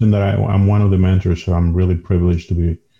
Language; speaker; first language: English; non-native, fluent; Spanish